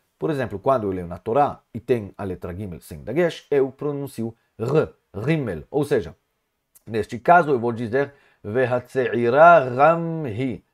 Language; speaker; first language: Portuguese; non-native, fluent; Hebrew